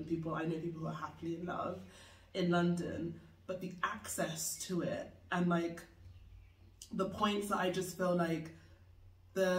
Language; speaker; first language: English; native; English